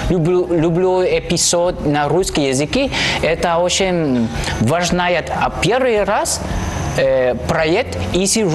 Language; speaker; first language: Russian; non-native, learner; Spanish